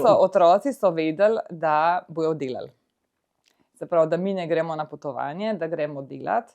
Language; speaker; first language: Slovenian; native; Slovenian